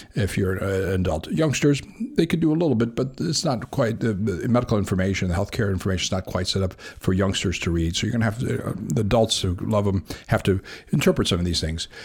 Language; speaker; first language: English; native; English